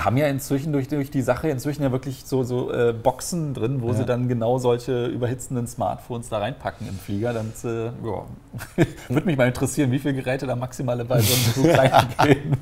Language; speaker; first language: German; native; German